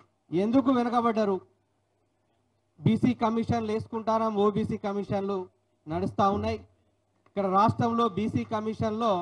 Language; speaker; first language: Telugu; native; Telugu